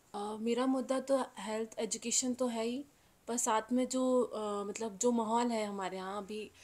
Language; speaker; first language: Hindi; native; Hindi